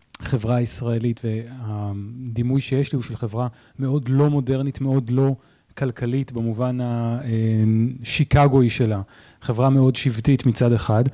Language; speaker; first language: Hebrew; native; Hebrew